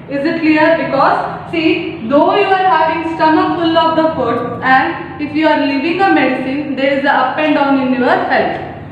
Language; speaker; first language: English; non-native, local second language; Kannada